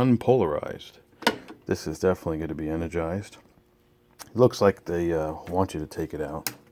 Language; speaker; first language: English; native; English